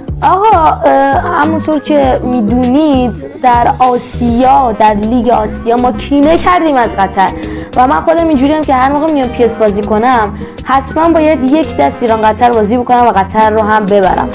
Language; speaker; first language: Persian; native; Persian